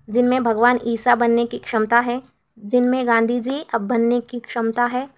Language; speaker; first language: Hindi; non-native, local second language; Kannada